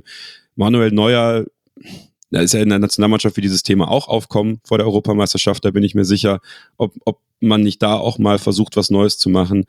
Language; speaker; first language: German; native; German